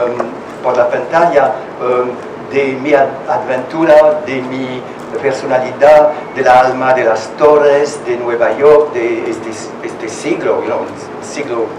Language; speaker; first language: Spanish; non-native, learner; French